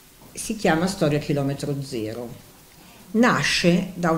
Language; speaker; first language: Italian; native; Italian